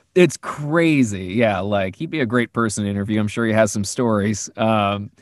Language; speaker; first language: English; native; English